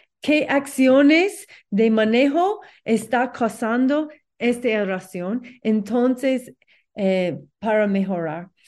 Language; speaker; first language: Spanish; non-native, learner; English